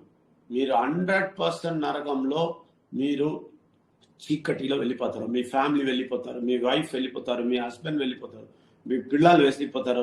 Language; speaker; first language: Telugu; non-native, learner; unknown